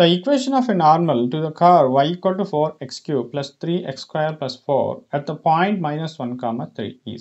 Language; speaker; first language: English; non-native, local second language; Kannada